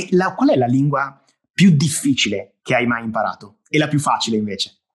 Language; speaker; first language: Italian; native; Italian